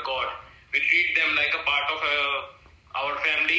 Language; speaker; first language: English; non-native, local second language; Hindi